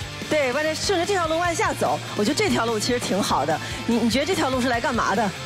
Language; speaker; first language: Chinese; native; Chinese